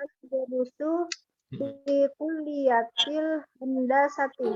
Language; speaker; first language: Arabic; non-native, learner; Indonesian